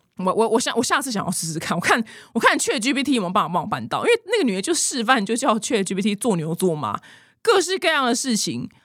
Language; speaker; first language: Chinese; native; Chinese